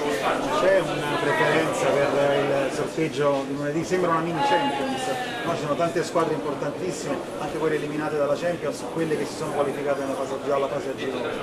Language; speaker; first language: Italian; native; Italian